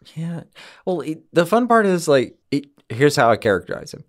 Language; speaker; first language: English; native; English